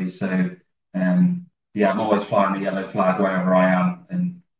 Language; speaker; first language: English; native; English